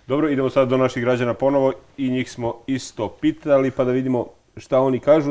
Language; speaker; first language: Bosnian; native; Bosnian